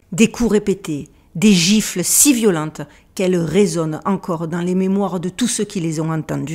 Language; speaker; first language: French; native; French